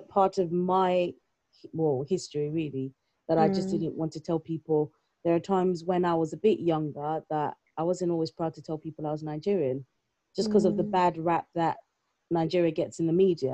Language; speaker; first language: English; non-native, local second language; Yoruba